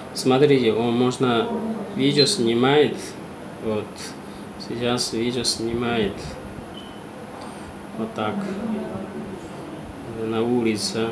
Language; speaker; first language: Russian; non-native, learner; Chinese